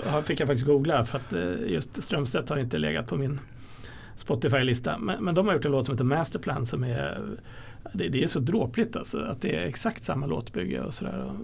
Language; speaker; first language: Swedish; native; Swedish